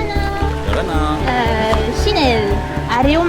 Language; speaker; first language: French; native; French